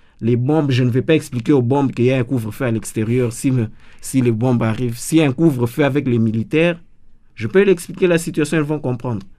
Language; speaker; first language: French; non-native, local second language; Lingala